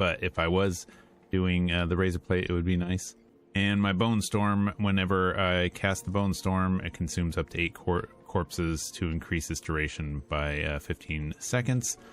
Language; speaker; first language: English; native; English